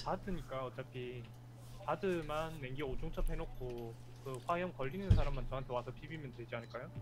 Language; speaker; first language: Korean; native; Korean